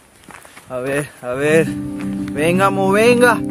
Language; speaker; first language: Spanish; non-native, learner; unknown